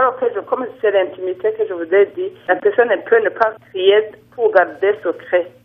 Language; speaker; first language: French; non-native, local second language; Rundi